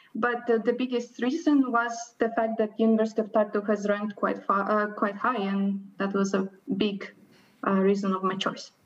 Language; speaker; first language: English; non-native, fluent; Latvian